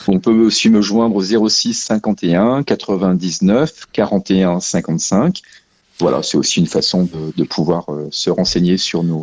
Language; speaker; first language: French; native; French